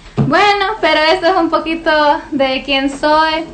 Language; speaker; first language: Spanish; early bilingual, heritage; Spanish